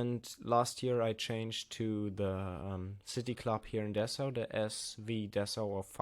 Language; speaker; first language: English; non-native, learner; German